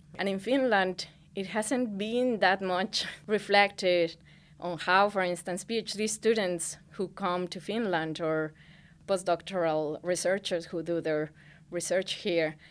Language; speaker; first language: English; non-native, fluent; Spanish